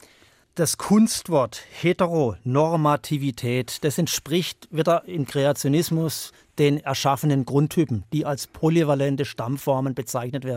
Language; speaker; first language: German; native; German